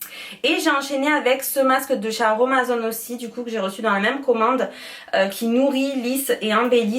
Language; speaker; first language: French; native; French